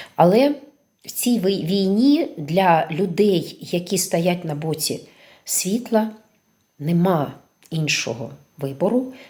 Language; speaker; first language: Ukrainian; non-native, local second language; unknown